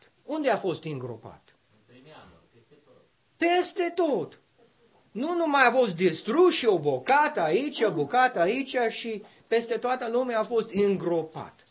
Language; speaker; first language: Romanian; non-native, learner; English